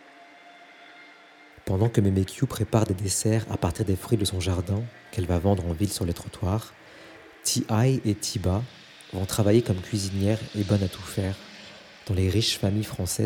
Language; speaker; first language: French; native; French